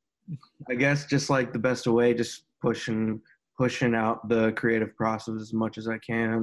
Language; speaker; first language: English; native; English